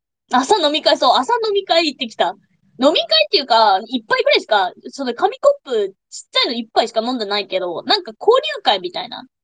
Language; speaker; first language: Japanese; non-native, fluent; English